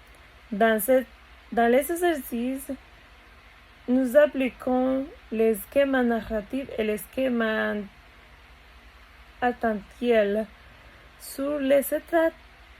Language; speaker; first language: French; non-native, learner; Spanish